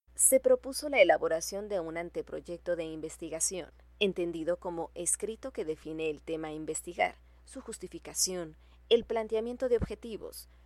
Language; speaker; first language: Spanish; native; Spanish